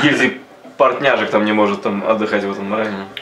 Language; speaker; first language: Russian; native; Russian